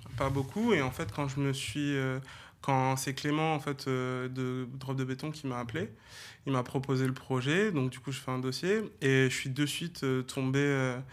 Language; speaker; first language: French; native; French